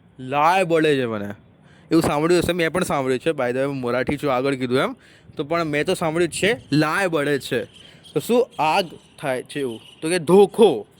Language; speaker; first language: Gujarati; non-native, local second language; Marathi